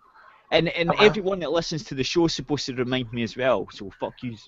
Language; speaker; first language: English; native; English